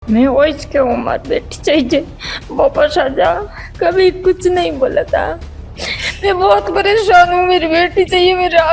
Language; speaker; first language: Hindi; non-native, local second language; Marwari